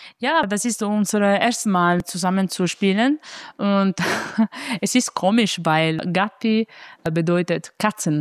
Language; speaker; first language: German; non-native, fluent; Italian